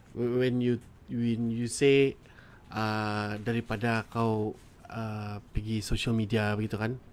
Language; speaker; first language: English; non-native, local second language; Malay